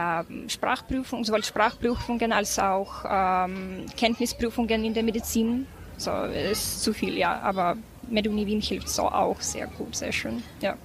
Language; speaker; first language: German; non-native, fluent; Ukrainian